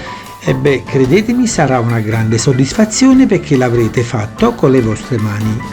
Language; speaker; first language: Italian; native; Italian